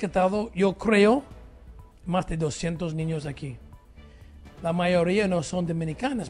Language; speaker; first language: Spanish; non-native, fluent; English